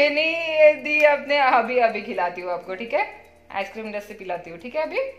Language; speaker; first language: Hindi; native; Hindi